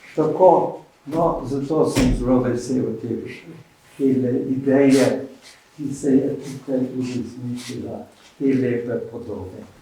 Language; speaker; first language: Slovenian; native; Slovenian